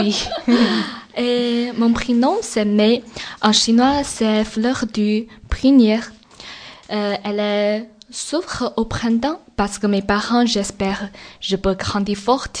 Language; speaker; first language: French; non-native, learner; Chinese